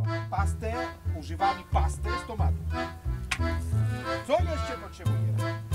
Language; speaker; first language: Polish; non-native, fluent; Georgian